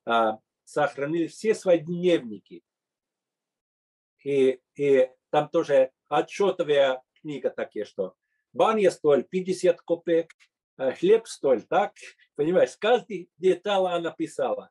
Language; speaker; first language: Russian; non-native, fluent; Finnish